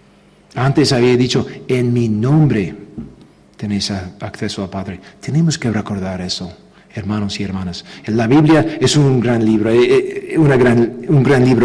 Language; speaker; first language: Spanish; non-native, fluent; English